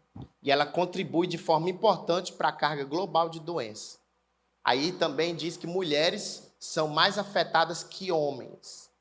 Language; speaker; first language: Portuguese; native; Portuguese